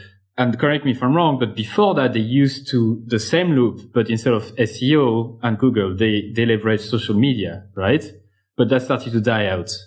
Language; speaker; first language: English; non-native, fluent; French